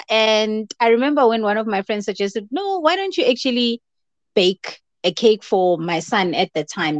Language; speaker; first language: English; non-native, local second language; Zulu